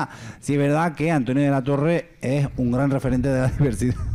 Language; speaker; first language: Spanish; native; Spanish